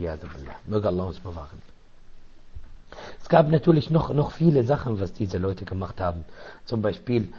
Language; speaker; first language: German; non-native, fluent; Arabic